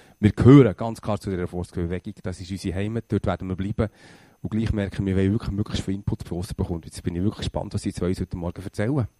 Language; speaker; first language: German; native; German